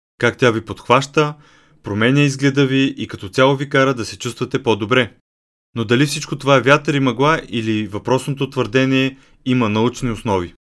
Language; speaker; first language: Bulgarian; native; Bulgarian